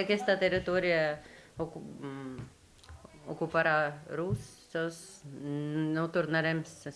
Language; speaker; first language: Catalan; non-native, learner; Ukrainian